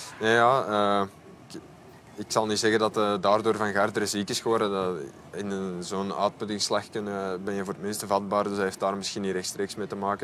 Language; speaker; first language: Dutch; native; Dutch